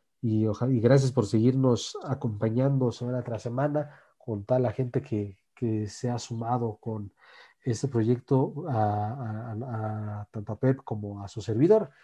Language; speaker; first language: Spanish; native; Spanish